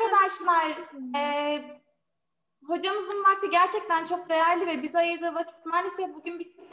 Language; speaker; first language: Turkish; native; Turkish